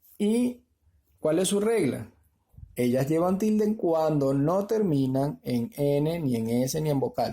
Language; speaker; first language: Spanish; native; Spanish